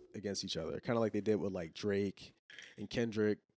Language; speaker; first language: English; native; English